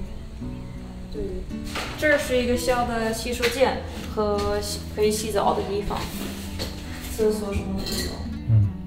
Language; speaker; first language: Chinese; early bilingual, heritage; Chinese